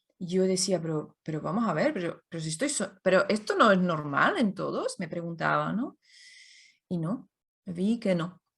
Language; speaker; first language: Spanish; non-native, fluent; Czech